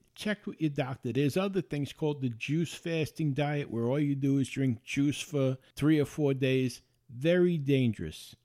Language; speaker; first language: English; native; English